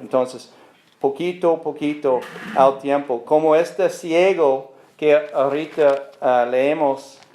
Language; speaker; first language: Spanish; non-native, learner; English